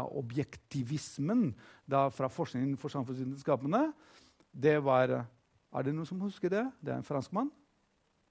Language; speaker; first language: Norwegian; non-native, fluent; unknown